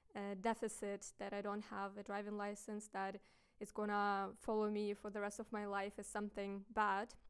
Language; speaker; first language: English; non-native, fluent; Ukrainian